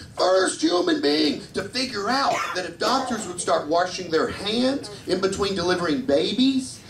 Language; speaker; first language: English; native; English